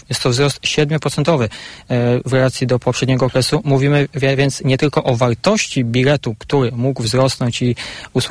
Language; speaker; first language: Polish; native; Polish